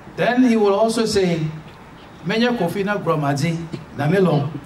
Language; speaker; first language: English; non-native, local second language; Akan